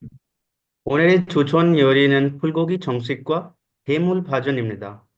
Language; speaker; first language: Korean; non-native, learner; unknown